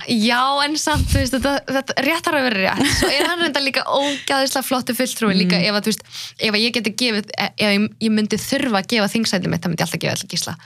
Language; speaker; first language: Icelandic; early bilingual, other home language; Central Kurdish